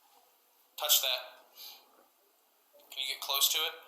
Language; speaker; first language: English; native; English